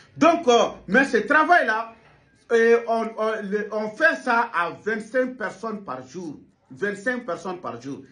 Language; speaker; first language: French; non-native, local second language; Bambara